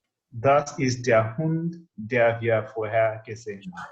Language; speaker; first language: German; non-native, learner; English